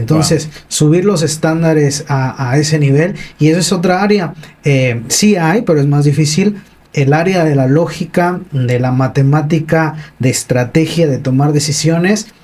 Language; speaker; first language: Spanish; native; Spanish